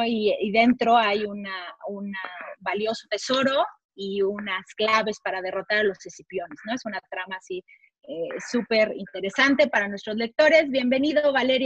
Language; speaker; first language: Spanish; native; Spanish